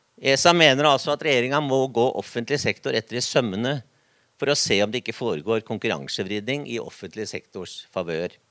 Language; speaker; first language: Norwegian; native; Norwegian